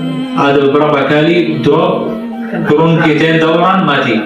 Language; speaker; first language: Indonesian; non-native, fluent; Arabic